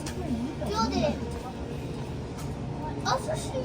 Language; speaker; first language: Japanese; early bilingual, other home language; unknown